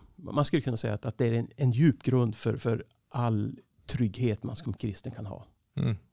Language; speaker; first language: Swedish; native; Swedish